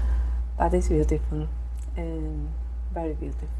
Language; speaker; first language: English; non-native, learner; Spanish